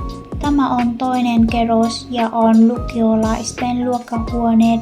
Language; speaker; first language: Finnish; non-native, learner; Vietnamese